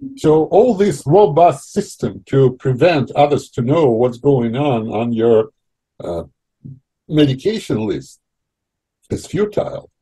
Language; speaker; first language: English; non-native, fluent; Russian